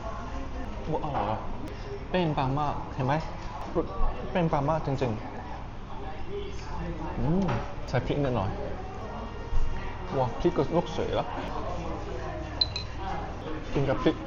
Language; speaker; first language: Thai; non-native, learner; Cantonese